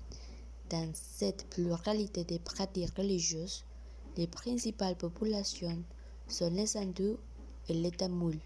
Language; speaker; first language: French; non-native, learner; Spanish